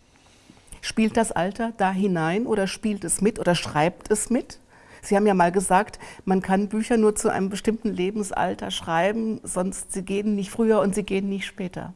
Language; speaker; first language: German; native; German